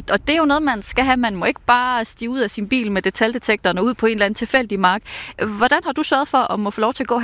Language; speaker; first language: Danish; native; Danish